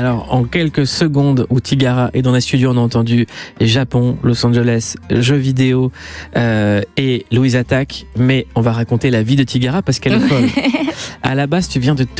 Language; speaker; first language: French; native; French